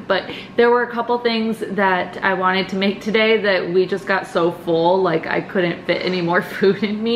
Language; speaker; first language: English; native; English